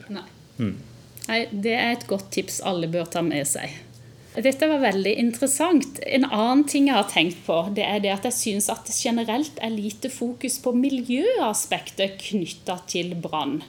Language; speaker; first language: Norwegian; native; Norwegian